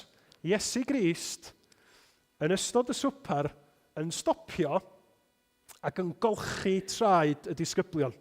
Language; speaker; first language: Welsh; native; Welsh